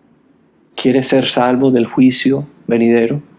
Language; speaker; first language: Spanish; non-native, fluent; English